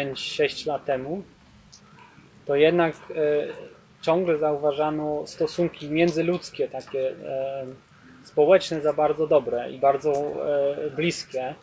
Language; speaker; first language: Polish; non-native, fluent; German